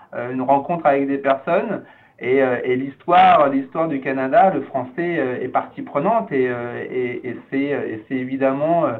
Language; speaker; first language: French; native; French